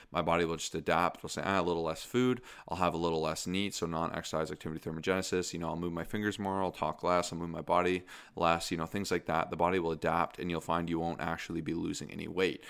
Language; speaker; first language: English; native; English